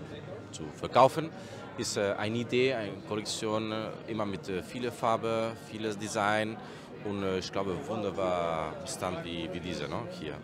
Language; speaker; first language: German; non-native, learner; Spanish